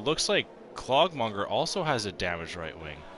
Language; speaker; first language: English; native; English